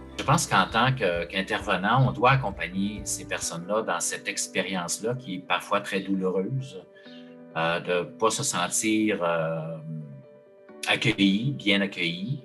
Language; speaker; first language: French; native; French